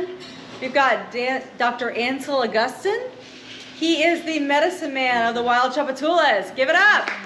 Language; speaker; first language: English; native; English